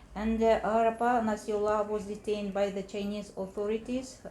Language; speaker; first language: English; non-native, fluent; Kazakh